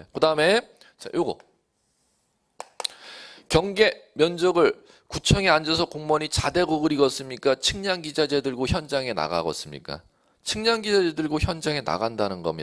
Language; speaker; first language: Korean; native; Korean